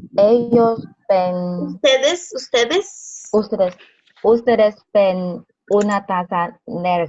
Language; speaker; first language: Spanish; non-native, learner; Vietnamese